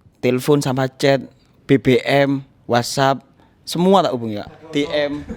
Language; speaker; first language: Indonesian; non-native, local second language; Javanese